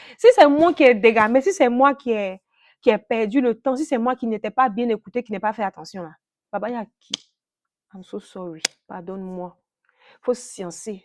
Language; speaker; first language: French; native; French